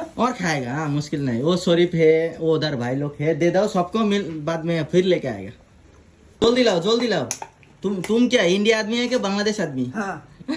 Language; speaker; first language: Hindi; non-native, learner; Bangla